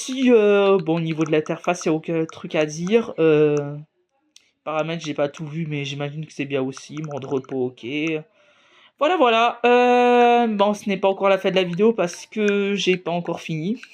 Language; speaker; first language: French; native; French